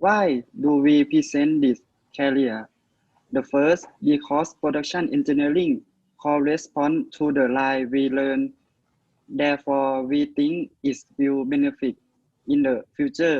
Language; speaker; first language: English; non-native, learner; Thai